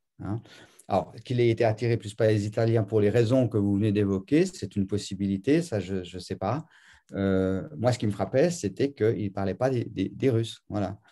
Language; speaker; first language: French; native; French